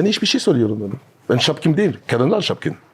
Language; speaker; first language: Turkish; non-native, learner; French